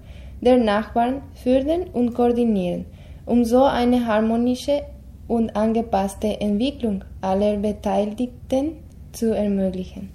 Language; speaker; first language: German; non-native, fluent; Spanish